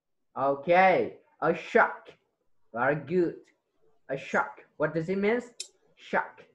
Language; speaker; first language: English; non-native, fluent; Vietnamese